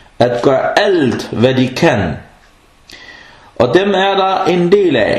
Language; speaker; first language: Danish; early bilingual, other home language; Arabic